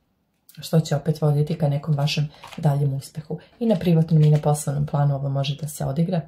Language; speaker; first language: Serbian; native; Serbian